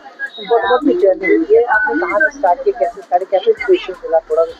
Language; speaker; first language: Hindi; native; Hindi